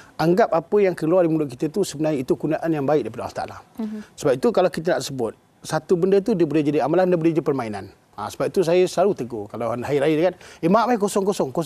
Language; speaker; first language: Malay; native; Malay